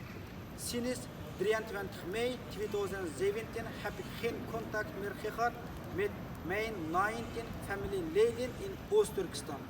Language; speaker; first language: Dutch; non-native, fluent; Uyghur